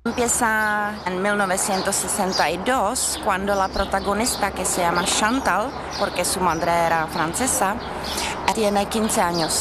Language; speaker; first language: Spanish; non-native, fluent; Czech